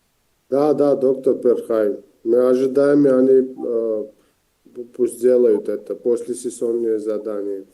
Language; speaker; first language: Russian; non-native, fluent; Armenian